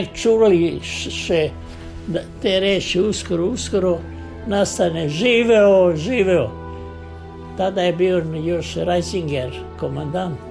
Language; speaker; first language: Bosnian; native; Bosnian